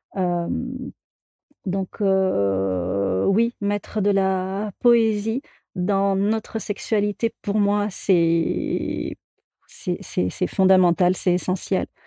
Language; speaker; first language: French; native; French